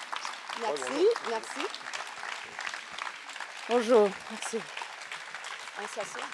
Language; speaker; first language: French; non-native, fluent; English